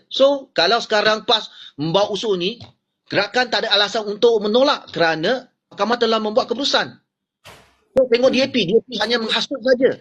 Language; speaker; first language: Malay; non-native, local second language; Chinese